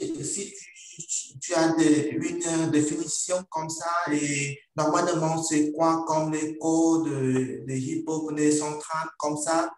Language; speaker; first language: French; non-native, learner; Vietnamese